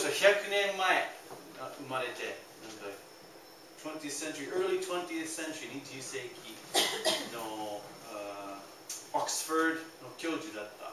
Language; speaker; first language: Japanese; non-native, fluent; English